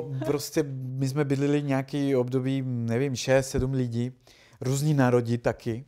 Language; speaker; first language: Czech; non-native, learner; Spanish